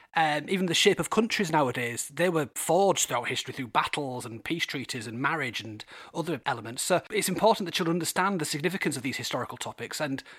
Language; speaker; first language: English; native; English